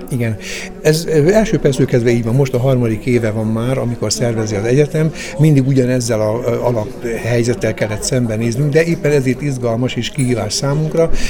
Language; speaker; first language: Hungarian; native; Hungarian